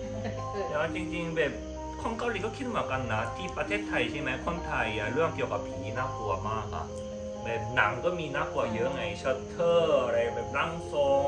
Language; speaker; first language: Thai; non-native, fluent; Korean